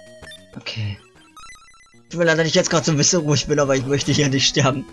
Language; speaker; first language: German; native; German